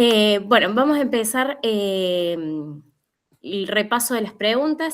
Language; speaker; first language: Spanish; native; Spanish